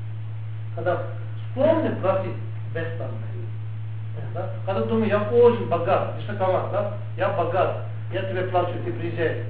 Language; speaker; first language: Russian; non-native, learner; Tibetan